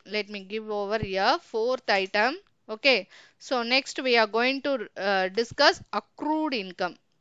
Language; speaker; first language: English; non-native, local second language; Tamil